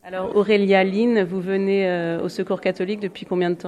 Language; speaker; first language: French; native; French